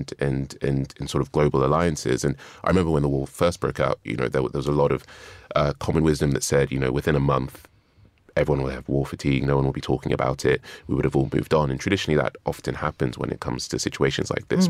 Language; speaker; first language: English; non-native, local second language; Yoruba